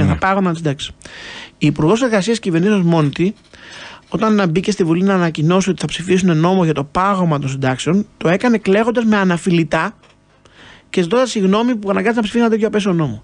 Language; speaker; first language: Greek; native; Greek